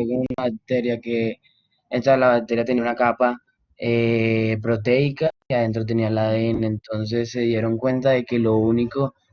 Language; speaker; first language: Spanish; native; Spanish